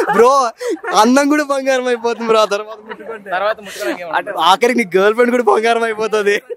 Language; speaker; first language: Telugu; native; Telugu